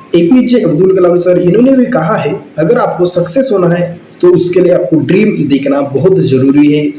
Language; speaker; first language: Hindi; non-native, local second language; Marathi